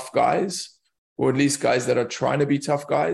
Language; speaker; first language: English; native; English